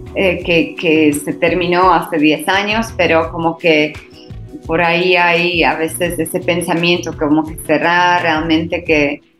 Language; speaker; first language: Spanish; non-native, fluent; Slovak